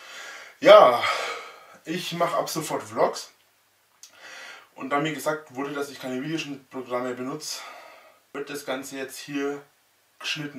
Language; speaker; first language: German; native; German